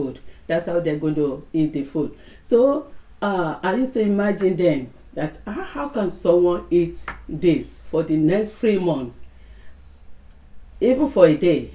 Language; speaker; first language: English; non-native, local second language; Yoruba